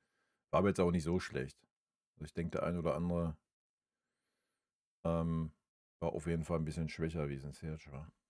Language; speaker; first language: German; native; German